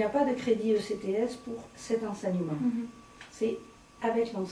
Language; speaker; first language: French; native; French